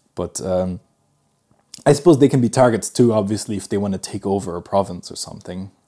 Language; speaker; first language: English; early bilingual, other home language; Pashto